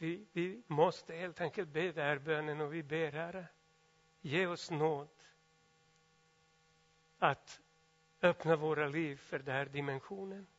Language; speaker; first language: Swedish; non-native, fluent; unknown